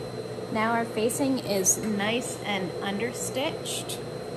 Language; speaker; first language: English; native; English